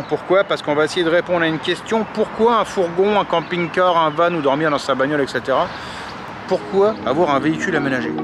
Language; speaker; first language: French; native; French